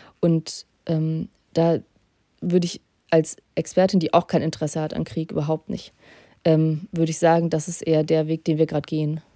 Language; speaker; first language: German; early bilingual, other home language; Russian